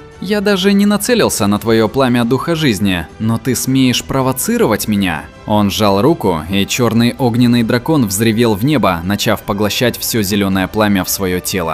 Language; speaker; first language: Russian; native; Russian